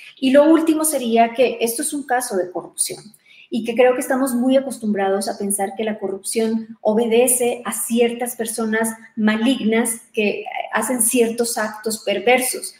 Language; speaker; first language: Spanish; native; Spanish